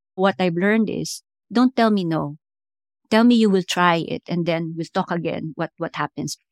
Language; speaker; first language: English; non-native, local second language; Filipino